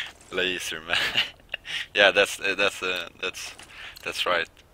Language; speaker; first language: English; non-native, fluent; Swedish